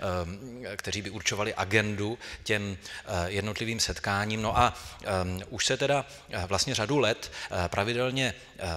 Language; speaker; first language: Czech; native; Czech